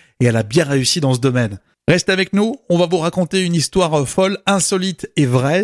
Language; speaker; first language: French; native; French